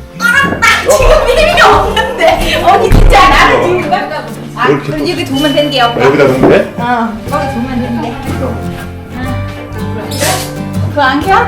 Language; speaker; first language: Korean; non-native, fluent; Vietnamese